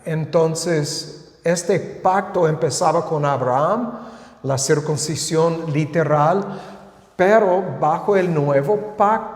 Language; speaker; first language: Spanish; non-native, fluent; English